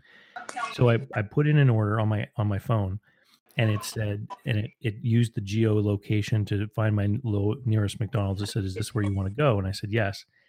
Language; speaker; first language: English; native; English